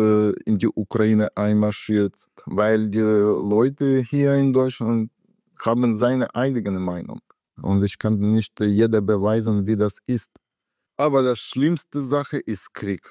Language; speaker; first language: German; non-native, learner; Russian